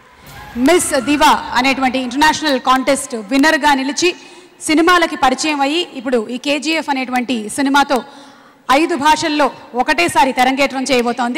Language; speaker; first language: Telugu; native; Telugu